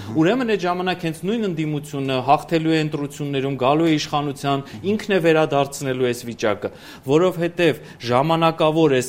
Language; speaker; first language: Armenian; native; Armenian